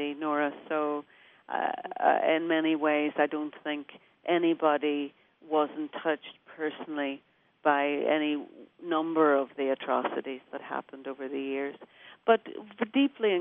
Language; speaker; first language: English; native; English